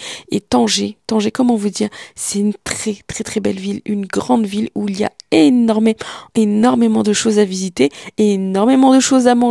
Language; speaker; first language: French; early bilingual, other home language; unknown